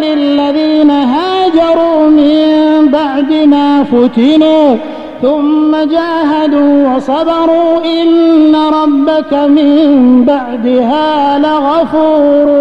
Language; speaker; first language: Arabic; native; Arabic